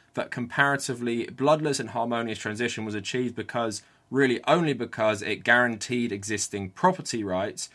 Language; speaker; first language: English; native; English